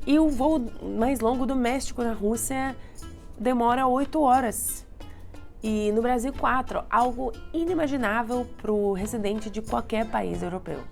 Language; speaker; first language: Portuguese; non-native, fluent; Russian